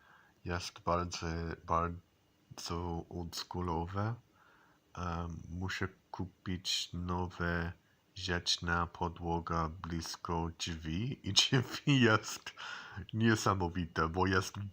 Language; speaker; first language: Polish; non-native, learner; English